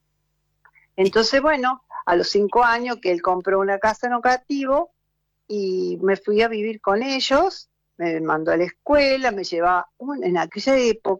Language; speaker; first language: Spanish; native; Spanish